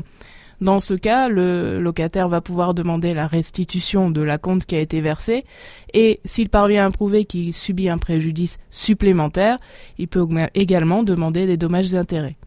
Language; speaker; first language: French; native; French